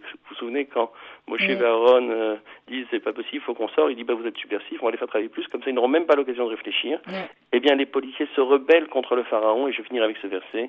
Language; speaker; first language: French; native; French